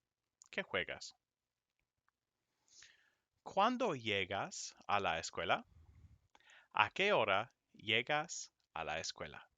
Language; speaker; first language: Spanish; non-native, fluent; English